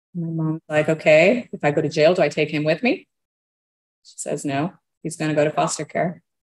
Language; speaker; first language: English; early bilingual, other home language; Portuguese